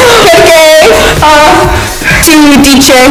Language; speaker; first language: Italian; non-native, learner; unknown